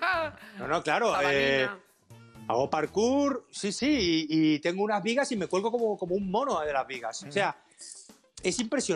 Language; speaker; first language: Spanish; native; Spanish